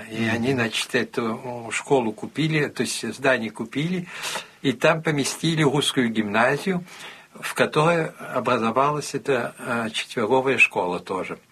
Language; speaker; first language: Russian; early bilingual, heritage; Russian